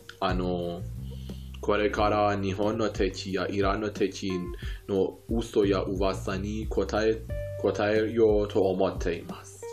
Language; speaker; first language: Japanese; non-native, fluent; Persian